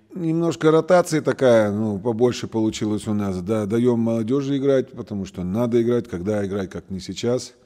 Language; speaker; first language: Russian; native; Russian